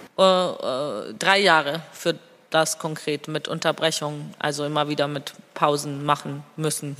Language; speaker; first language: German; non-native, fluent; Georgian